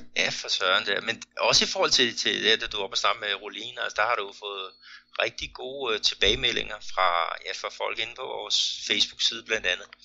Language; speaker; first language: Danish; native; Danish